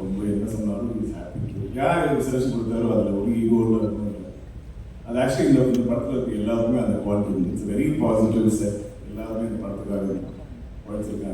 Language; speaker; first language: Tamil; non-native, fluent; Malayalam